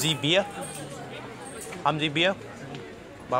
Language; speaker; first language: German; non-native, learner; Spanish